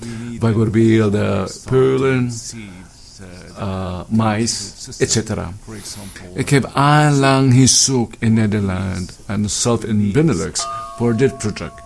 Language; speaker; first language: Dutch; non-native, learner; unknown